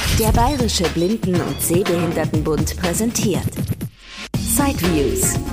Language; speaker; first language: German; native; German